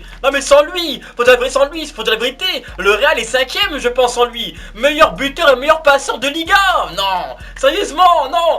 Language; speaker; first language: French; native; French